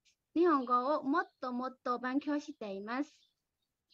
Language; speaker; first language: Japanese; non-native, learner; Burmese